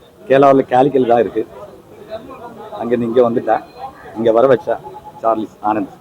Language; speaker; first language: Tamil; non-native, learner; Malayalam